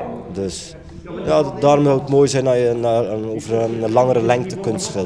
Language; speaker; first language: Dutch; native; Dutch